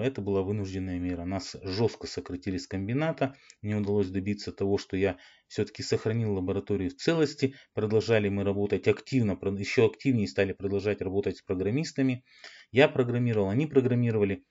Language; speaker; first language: Russian; native; Russian